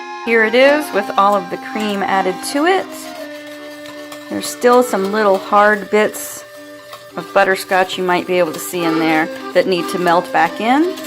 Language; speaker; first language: English; native; English